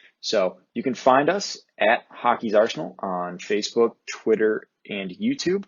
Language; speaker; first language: English; native; English